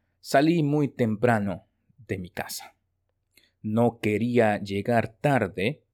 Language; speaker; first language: Spanish; non-native, fluent; Chinese